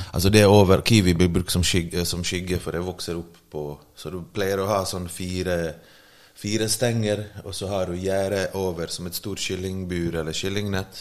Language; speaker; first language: Norwegian; early bilingual, other home language; Bosnian